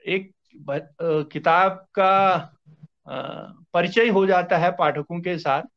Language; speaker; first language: Hindi; native; Hindi